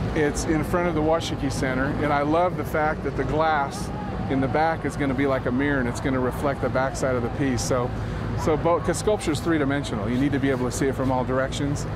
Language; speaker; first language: English; native; English